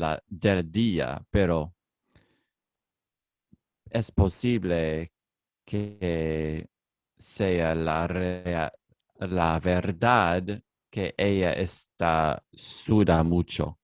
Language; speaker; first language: Spanish; non-native, learner; English